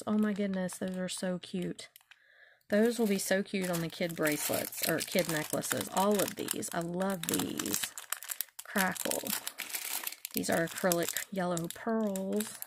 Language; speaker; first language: English; native; English